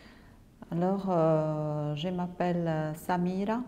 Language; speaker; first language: French; non-native, local second language; Arabic